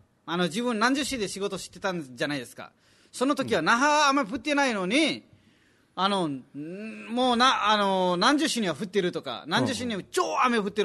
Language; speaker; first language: Japanese; non-native, fluent; Nepali